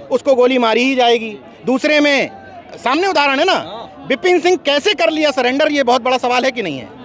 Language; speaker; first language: Hindi; native; Hindi